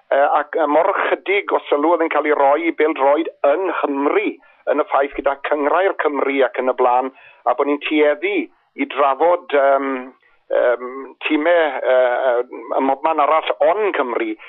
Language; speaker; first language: Welsh; native; Welsh